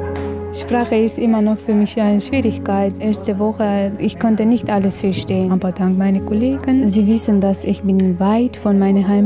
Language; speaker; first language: German; non-native, learner; Persian